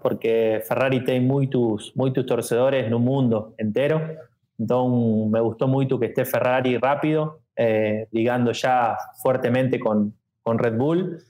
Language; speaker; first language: Portuguese; non-native, learner; Spanish